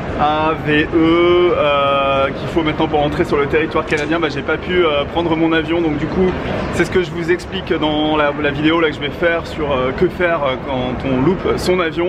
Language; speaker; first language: French; native; French